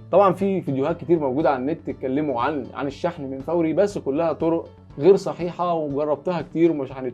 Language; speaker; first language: Arabic; native; Arabic